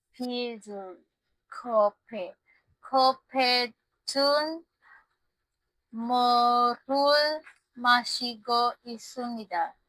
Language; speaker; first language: Korean; non-native, learner; Filipino